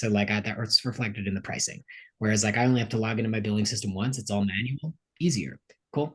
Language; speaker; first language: English; native; English